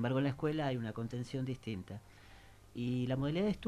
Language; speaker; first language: Spanish; native; Spanish